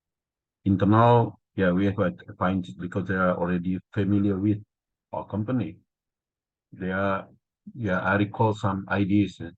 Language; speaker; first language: English; non-native, learner; Indonesian